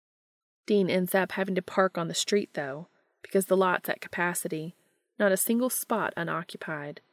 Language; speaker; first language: English; native; English